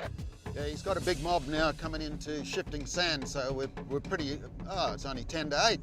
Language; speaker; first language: English; native; English